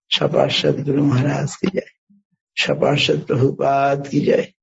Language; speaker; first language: Bangla; native; Bangla